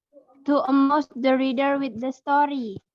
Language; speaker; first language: English; non-native, learner; Indonesian